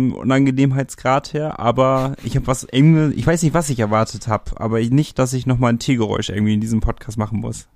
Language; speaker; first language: German; native; German